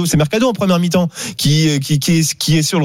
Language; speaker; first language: French; native; French